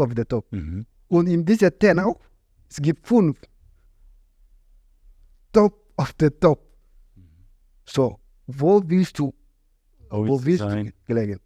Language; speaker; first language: German; non-native, learner; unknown